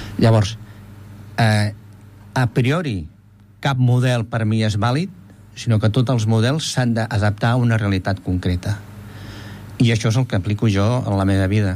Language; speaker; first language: Catalan; native; Catalan